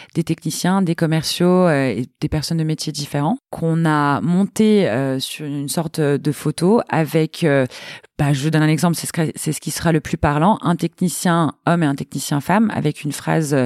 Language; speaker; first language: French; native; French